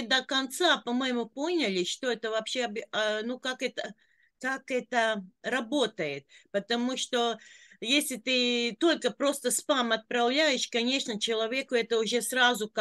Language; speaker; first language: Russian; non-native, local second language; Latvian